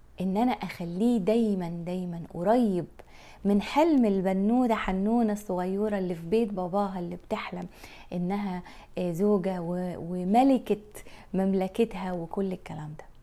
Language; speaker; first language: Arabic; native; Arabic